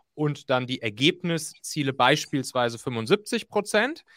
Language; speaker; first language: German; native; German